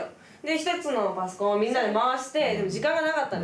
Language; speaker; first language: Japanese; native; Japanese